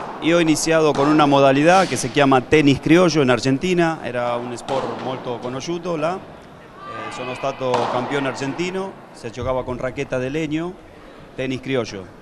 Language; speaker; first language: Italian; non-native, fluent; Spanish